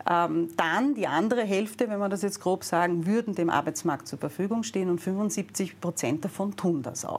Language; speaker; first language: German; native; German